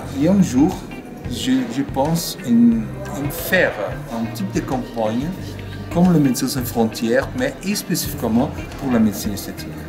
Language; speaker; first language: French; non-native, fluent; Portuguese